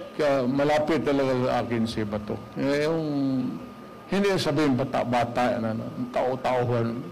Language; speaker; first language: Filipino; non-native, local second language; Cebuano